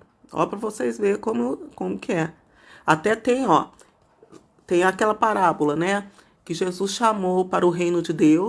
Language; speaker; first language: Portuguese; native; Portuguese